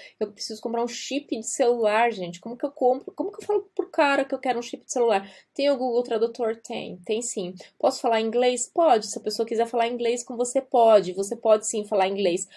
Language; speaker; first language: Portuguese; native; Portuguese